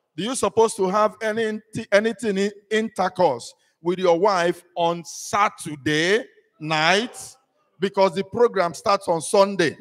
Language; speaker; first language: English; non-native, local second language; Igbo